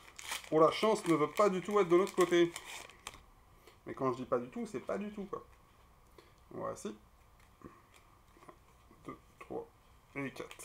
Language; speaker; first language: French; native; French